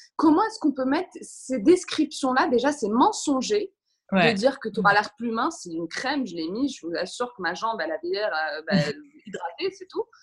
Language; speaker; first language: French; native; French